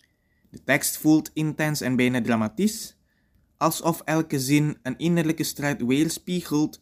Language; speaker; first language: Dutch; non-native, fluent; Indonesian